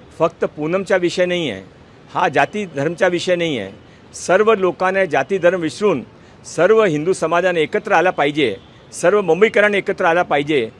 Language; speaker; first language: Marathi; non-native, local second language; Hindi